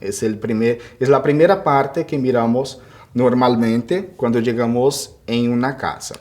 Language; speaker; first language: Spanish; non-native, fluent; Portuguese